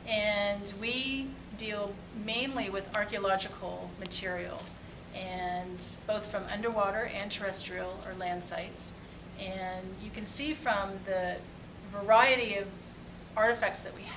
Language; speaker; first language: English; native; English